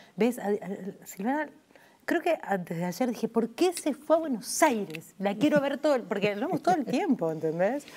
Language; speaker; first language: Spanish; native; Spanish